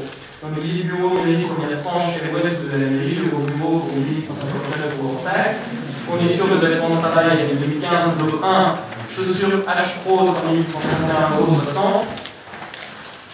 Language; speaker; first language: French; native; French